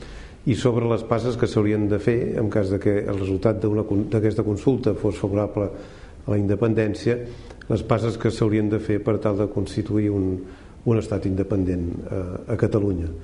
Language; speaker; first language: Catalan; native; Catalan